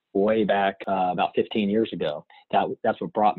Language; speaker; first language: English; native; English